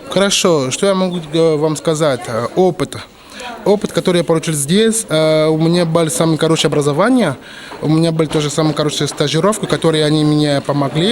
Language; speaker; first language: Russian; non-native, learner; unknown